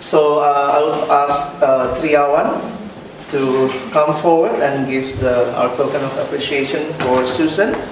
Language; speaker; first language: English; non-native, fluent; Indonesian